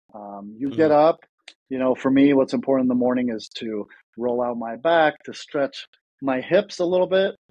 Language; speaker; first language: English; early bilingual, other home language; Russian